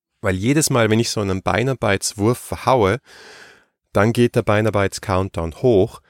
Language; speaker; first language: German; native; German